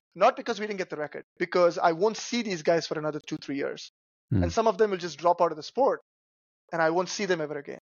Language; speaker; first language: English; non-native, local second language; Tamil